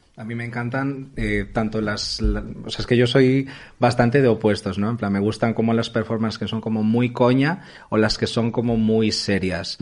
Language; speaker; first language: Spanish; native; Spanish